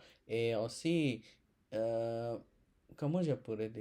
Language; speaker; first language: French; non-native, learner; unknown